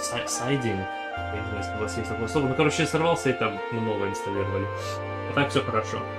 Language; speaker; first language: Russian; early bilingual, heritage; Russian